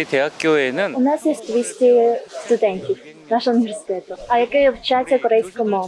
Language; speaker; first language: Ukrainian; non-native, learner; Korean